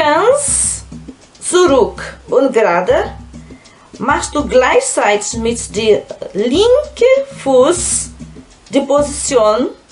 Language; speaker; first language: German; non-native, fluent; Portuguese